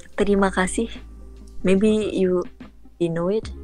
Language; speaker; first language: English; non-native, learner; Indonesian